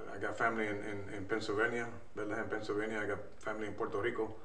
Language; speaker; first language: English; native; English